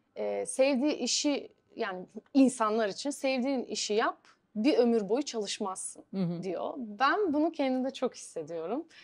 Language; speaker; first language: Turkish; non-native, fluent; Bulgarian